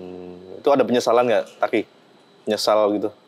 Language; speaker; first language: Indonesian; native; Indonesian